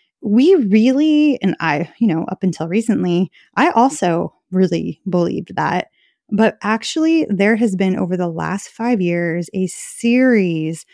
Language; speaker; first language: English; native; English